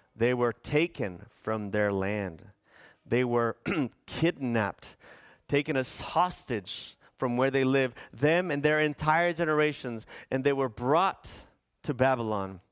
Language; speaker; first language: English; early bilingual, other home language; Spanish